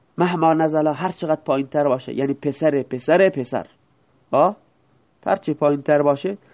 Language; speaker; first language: Persian; non-native, local second language; Baluchi